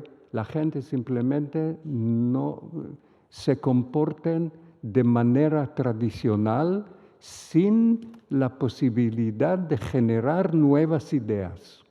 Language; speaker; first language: Spanish; non-native, fluent; Hebrew